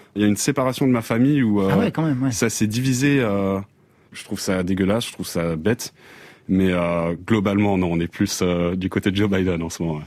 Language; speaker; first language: French; native; French